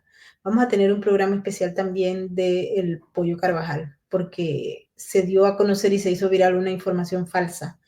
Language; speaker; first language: Spanish; native; Spanish